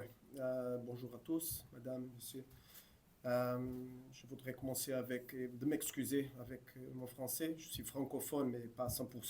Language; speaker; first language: French; non-native, fluent; Portuguese